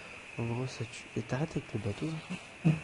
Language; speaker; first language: French; native; French